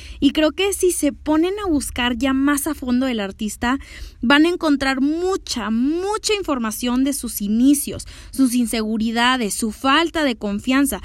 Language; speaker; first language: Spanish; native; Spanish